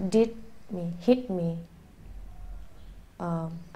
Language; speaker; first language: English; non-native, learner; Thai